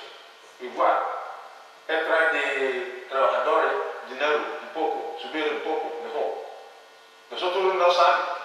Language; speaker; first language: Spanish; non-native, learner; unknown